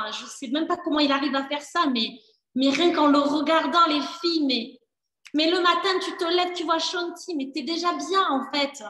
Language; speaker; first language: French; native; French